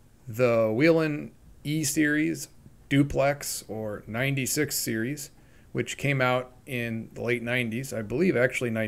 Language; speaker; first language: English; native; English